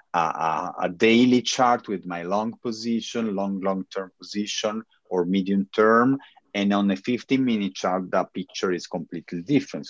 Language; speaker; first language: English; non-native, fluent; Italian